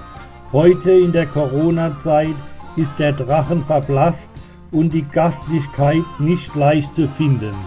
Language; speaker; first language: German; native; German